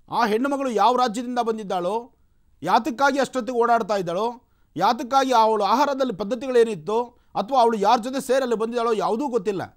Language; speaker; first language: Kannada; native; Kannada